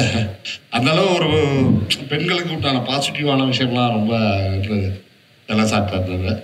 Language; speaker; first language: Tamil; native; Tamil